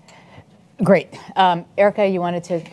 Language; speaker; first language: English; native; English